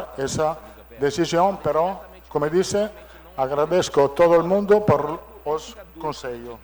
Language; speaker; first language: Portuguese; non-native, learner; Italian